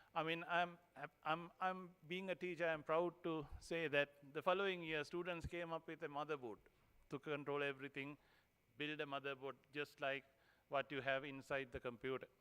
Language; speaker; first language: English; non-native, local second language; Sinhala